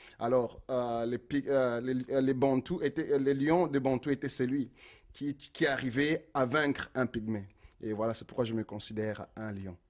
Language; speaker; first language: French; non-native, local second language; Lingala